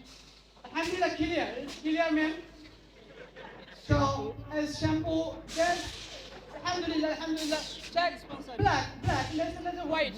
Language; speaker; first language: English; non-native, learner; Bangla